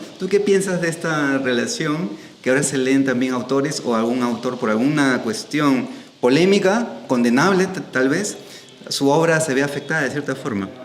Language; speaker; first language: Spanish; native; Spanish